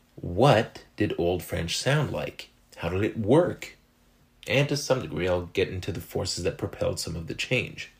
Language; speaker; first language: English; non-native, fluent; French